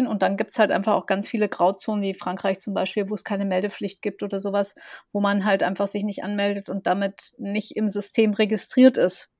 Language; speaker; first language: German; native; German